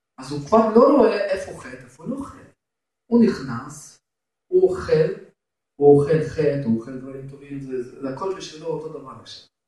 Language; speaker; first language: Hebrew; non-native, fluent; Russian